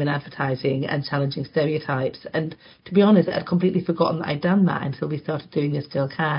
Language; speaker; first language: English; native; English